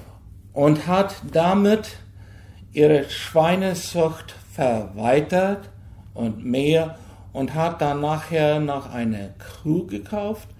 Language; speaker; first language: German; early bilingual, heritage; German